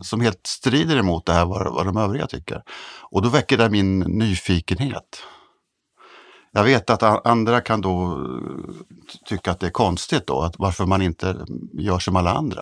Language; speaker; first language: Swedish; native; Swedish